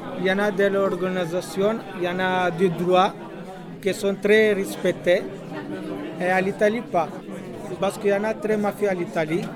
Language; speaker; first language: French; non-native, learner; Albanian